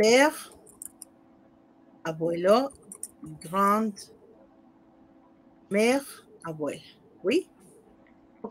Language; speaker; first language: French; non-native, fluent; Spanish